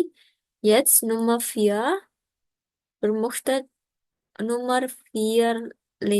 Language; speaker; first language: German; non-native, learner; Indonesian